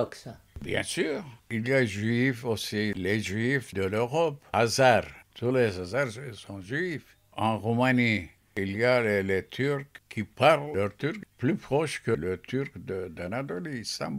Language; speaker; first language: French; non-native, fluent; Turkish